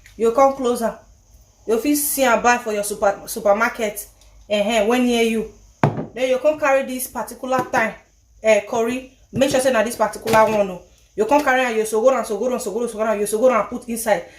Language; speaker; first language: Nigerian Pidgin; native; Nigerian Pidgin